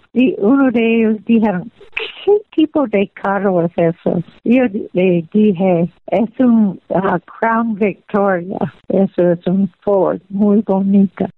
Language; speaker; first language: Spanish; non-native, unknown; English